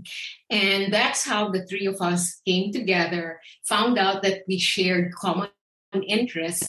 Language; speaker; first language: English; non-native, local second language; Filipino